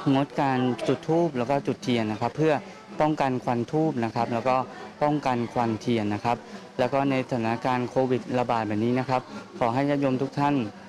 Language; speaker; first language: Thai; native; Thai